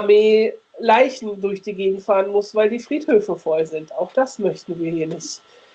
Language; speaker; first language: German; native; German